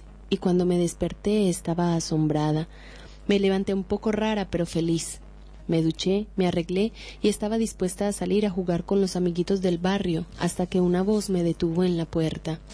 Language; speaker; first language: Spanish; native; Spanish